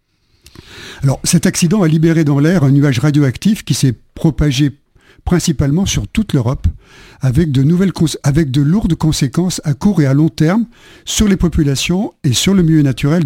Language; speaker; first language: French; native; French